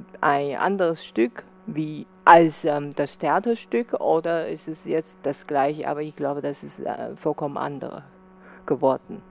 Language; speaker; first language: German; non-native, fluent; Chinese